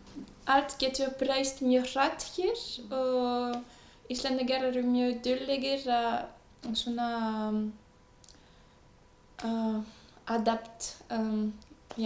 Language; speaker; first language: Icelandic; non-native, fluent; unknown